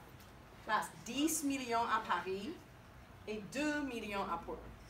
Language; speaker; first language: French; non-native, fluent; English